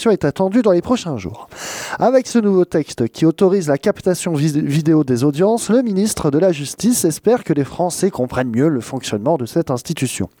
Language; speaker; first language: French; native; French